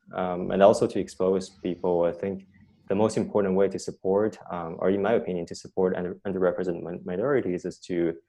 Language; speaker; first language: English; non-native, fluent; Chinese